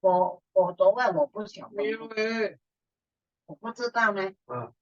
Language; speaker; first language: Chinese; early bilingual, heritage; Chinese